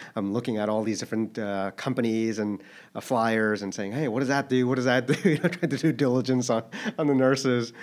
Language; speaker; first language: English; early bilingual, other home language; Korean